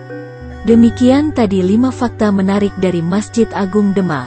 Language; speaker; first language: Indonesian; native; Indonesian